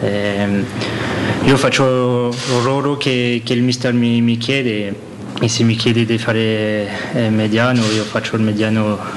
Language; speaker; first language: Italian; non-native, learner; French